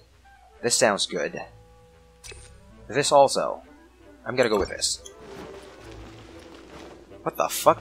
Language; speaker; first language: English; native; English